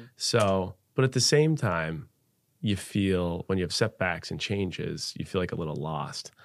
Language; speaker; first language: English; native; English